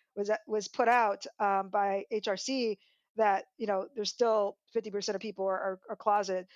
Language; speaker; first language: English; native; English